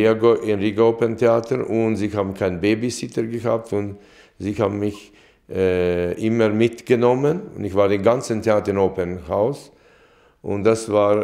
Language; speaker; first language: German; non-native, fluent; Latvian